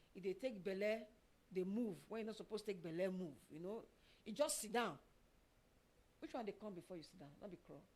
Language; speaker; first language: Nigerian Pidgin; non-native, local second language; Yoruba